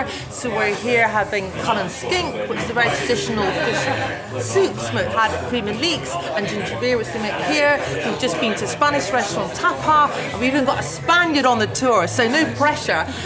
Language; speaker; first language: English; native; English